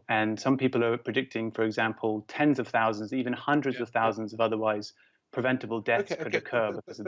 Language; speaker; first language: English; native; English